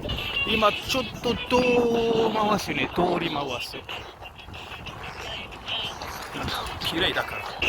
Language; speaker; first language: Japanese; non-native, learner; French